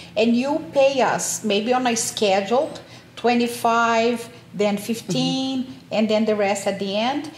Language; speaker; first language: English; non-native, fluent; Portuguese